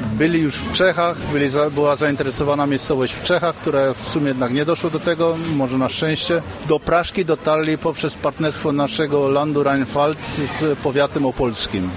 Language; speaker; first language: Polish; early bilingual, heritage; Polish